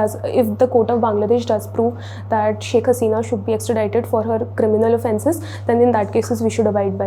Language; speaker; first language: English; non-native, local second language; Hindi